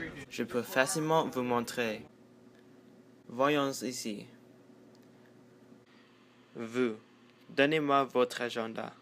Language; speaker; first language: French; non-native, learner; English